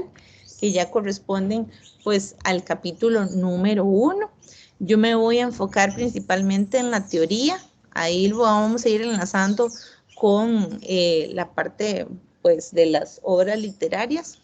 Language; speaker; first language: Spanish; native; Spanish